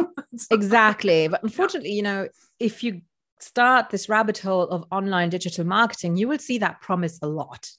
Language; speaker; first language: English; non-native, fluent; Luxembourgish